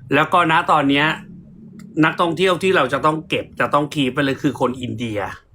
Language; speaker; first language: Thai; native; Thai